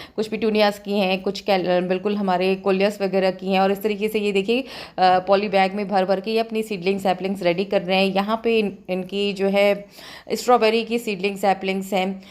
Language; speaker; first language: Hindi; native; Hindi